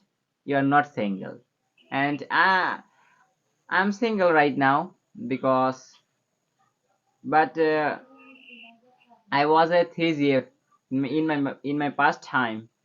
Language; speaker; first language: English; non-native, learner; Bangla